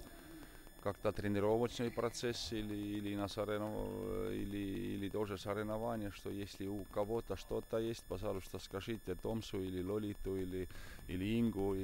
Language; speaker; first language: Russian; non-native, fluent; Estonian